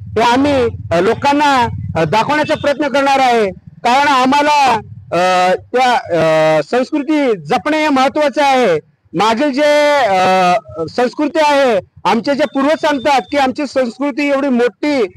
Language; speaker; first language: Marathi; non-native, local second language; Lambadi